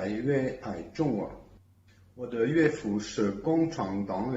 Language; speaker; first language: Chinese; non-native, fluent; French